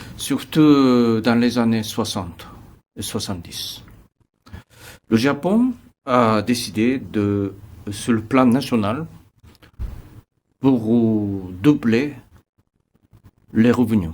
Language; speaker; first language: French; non-native, fluent; Japanese